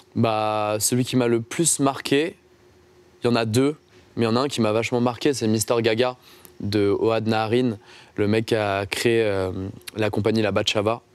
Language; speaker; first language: French; native; French